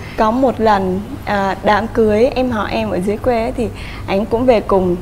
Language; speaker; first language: Vietnamese; native; Vietnamese